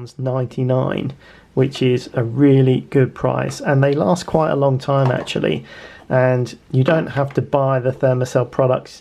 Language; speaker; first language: English; native; English